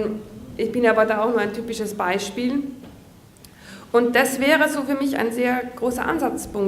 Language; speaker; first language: German; native; German